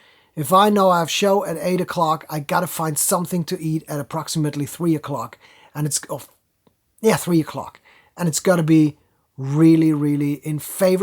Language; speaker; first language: English; non-native, fluent; German